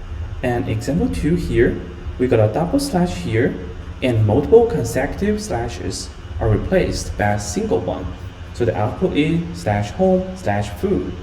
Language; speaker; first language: English; non-native, fluent; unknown